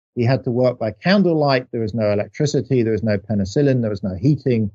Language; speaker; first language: English; native; English